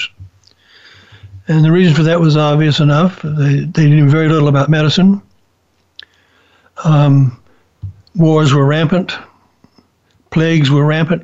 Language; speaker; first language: English; native; English